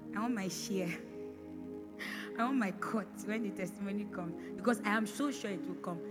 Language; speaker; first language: English; non-native, local second language; Bini